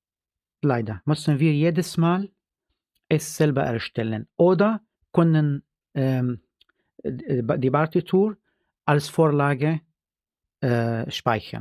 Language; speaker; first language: German; non-native, fluent; Arabic